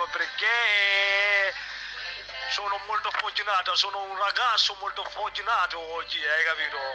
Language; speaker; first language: Italian; non-native, learner; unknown